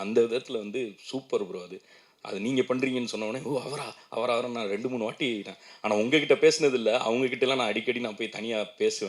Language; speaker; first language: Tamil; native; Tamil